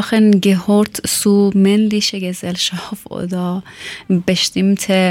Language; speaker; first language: German; non-native, learner; Persian